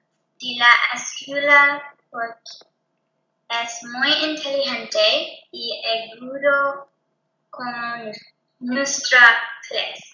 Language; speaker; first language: Spanish; non-native, learner; English